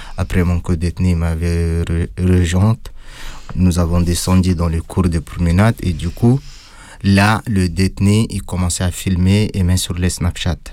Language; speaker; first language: French; non-native, fluent; Arabic